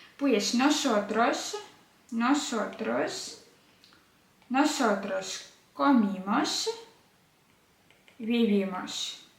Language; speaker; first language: Spanish; non-native, fluent; Ukrainian